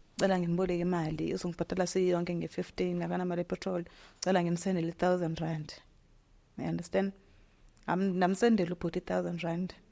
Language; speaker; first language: Zulu; non-native, local second language; Xhosa